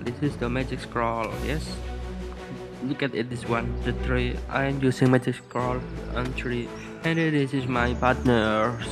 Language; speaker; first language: English; non-native, learner; Indonesian